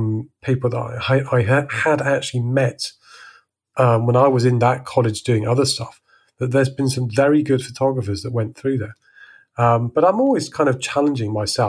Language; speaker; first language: English; native; English